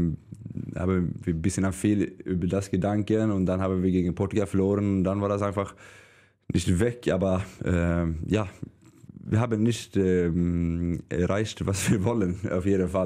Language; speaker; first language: German; non-native, learner; Swedish